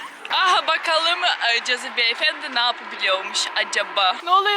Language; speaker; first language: Turkish; non-native, fluent; Russian